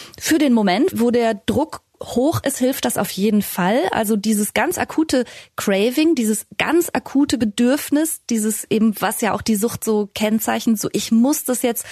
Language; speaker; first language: German; native; German